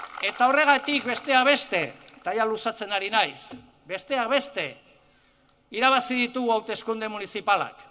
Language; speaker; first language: Basque; native; Basque